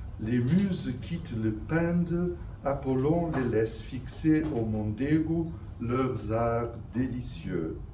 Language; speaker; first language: French; non-native, fluent; Portuguese